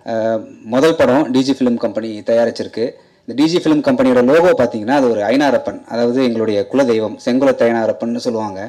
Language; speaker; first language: Tamil; native; Tamil